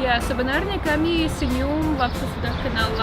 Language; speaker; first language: Indonesian; non-native, learner; Russian